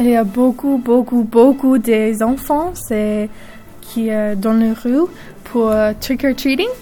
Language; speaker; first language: French; non-native, learner; English